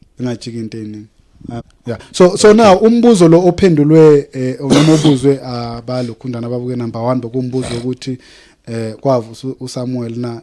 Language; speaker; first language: Zulu; native; Zulu